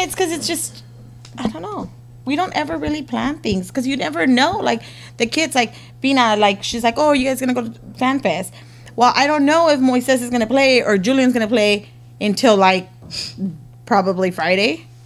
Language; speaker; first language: English; native; English